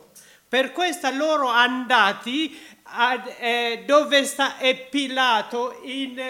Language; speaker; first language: Italian; non-native, learner; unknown